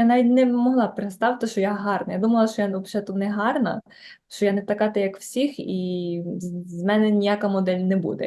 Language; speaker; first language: Ukrainian; early bilingual, heritage; Ukrainian